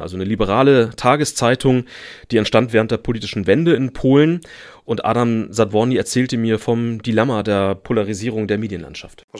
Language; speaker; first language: German; native; German